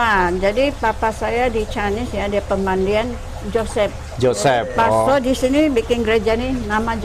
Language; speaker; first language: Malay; non-native, local second language; Min Nan Chinese